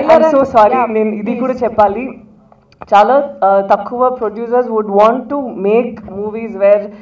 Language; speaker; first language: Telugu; non-native, fluent; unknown